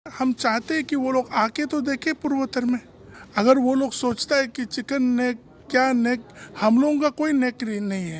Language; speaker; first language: Hindi; non-native, local second language; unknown